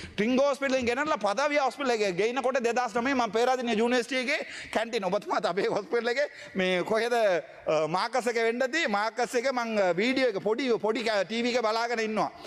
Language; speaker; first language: Sinhala; non-native, local second language; Tamil